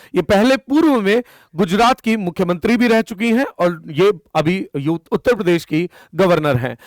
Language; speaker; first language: Hindi; native; Hindi